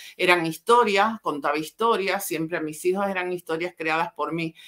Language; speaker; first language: Spanish; native; Spanish